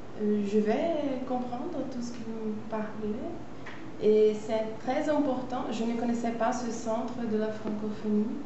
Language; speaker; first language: French; non-native, fluent; Portuguese